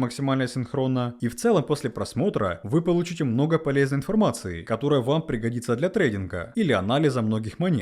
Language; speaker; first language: Russian; native; Russian